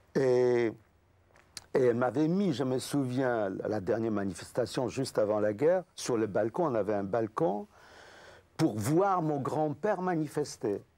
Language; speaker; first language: French; non-native, fluent; Yiddish